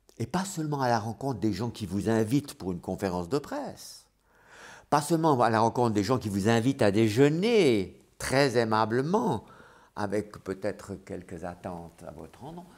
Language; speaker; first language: French; native; French